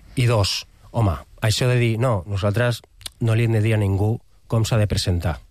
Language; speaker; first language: Catalan; non-native, local second language; Spanish